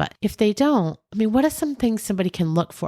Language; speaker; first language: English; native; English